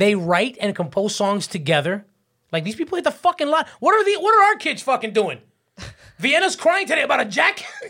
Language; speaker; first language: English; early bilingual, other home language; Spanish